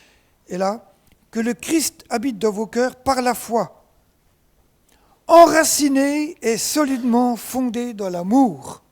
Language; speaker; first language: French; native; French